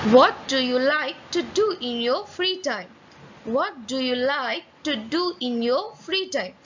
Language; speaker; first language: English; non-native, local second language; Gujarati